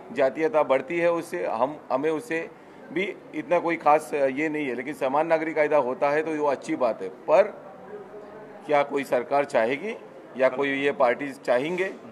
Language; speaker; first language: Hindi; non-native, local second language; Marathi